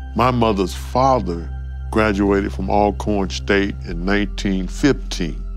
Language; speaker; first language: English; native; English